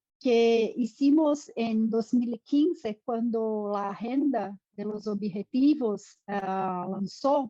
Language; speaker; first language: Spanish; non-native, fluent; Portuguese